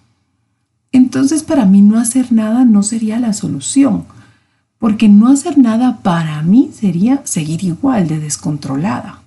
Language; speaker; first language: Spanish; native; Spanish